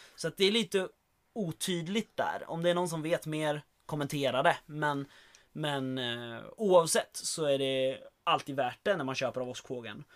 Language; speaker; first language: Swedish; native; Swedish